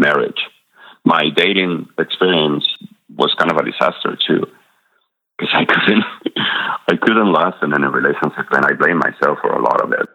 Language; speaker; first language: English; non-native, fluent; Spanish